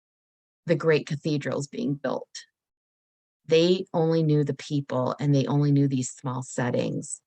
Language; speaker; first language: English; native; English